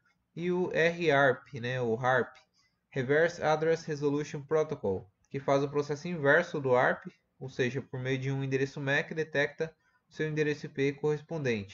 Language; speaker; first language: Portuguese; native; Portuguese